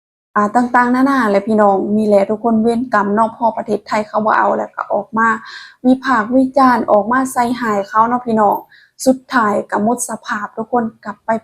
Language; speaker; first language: Thai; non-native, local second language; Lao